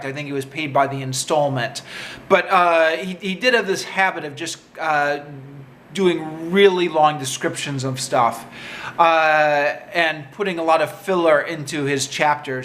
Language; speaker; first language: English; native; English